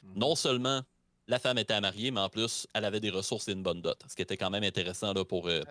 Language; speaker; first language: French; native; French